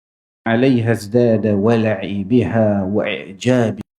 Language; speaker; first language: Arabic; non-native, fluent; Indonesian